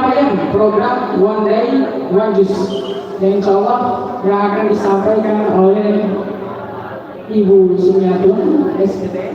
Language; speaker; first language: Malay; native; Malay